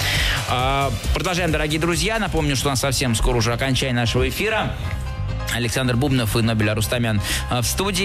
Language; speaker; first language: Russian; native; Russian